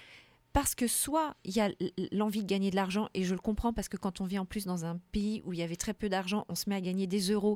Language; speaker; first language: French; native; French